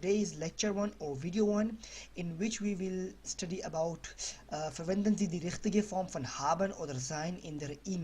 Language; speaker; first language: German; non-native, learner; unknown